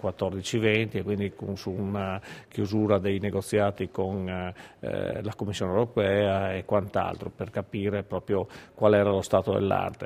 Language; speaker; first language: Italian; native; Italian